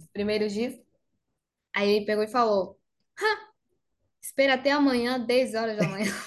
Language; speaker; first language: Portuguese; non-native, fluent; Spanish